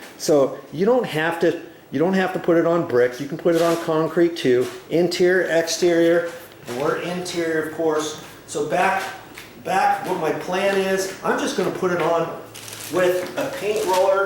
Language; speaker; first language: English; native; English